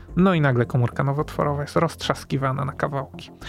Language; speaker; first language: Polish; native; Polish